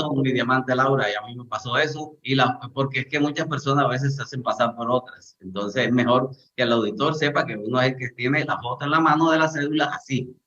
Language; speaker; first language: Spanish; native; Spanish